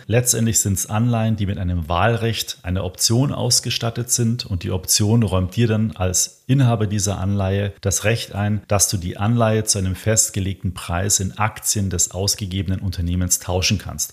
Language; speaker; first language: German; native; German